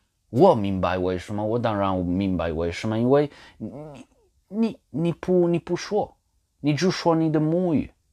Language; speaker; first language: Chinese; non-native, learner; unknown